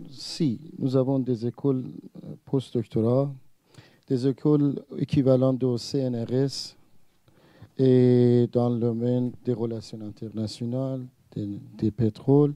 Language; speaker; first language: French; non-native, learner; Persian